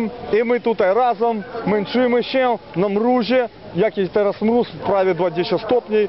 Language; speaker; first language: Polish; non-native, learner; Ukrainian